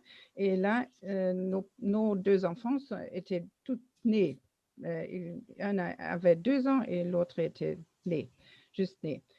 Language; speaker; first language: French; non-native, learner; German